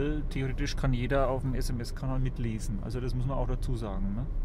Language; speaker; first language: German; native; German